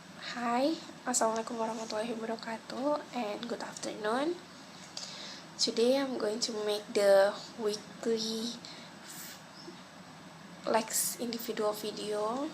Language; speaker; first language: English; non-native, local second language; Malay